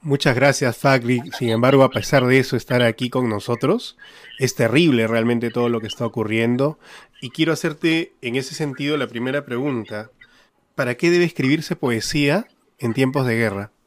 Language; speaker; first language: Spanish; native; Spanish